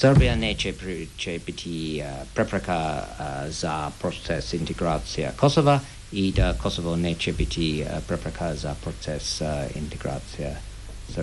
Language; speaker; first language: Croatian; non-native, fluent; English